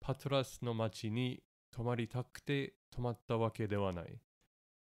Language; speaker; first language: Japanese; non-native, fluent; English